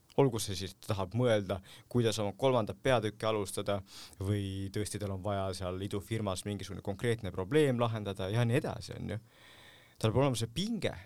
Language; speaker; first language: Estonian; native; Estonian